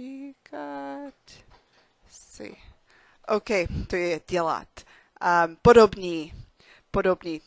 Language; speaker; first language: Czech; non-native, learner; English